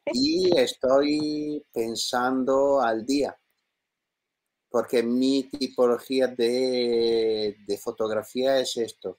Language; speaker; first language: Spanish; non-native, learner; Italian